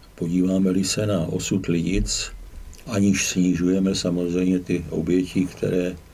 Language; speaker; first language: Czech; native; Czech